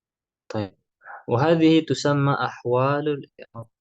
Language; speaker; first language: Arabic; non-native, fluent; Indonesian